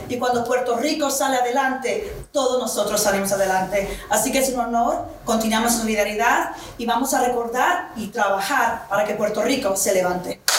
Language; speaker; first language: Spanish; early bilingual, heritage; Spanish